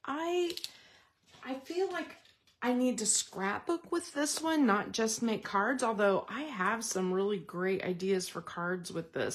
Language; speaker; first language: English; native; English